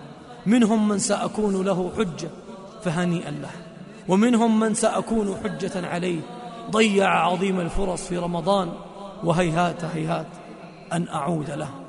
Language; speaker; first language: Arabic; native; Arabic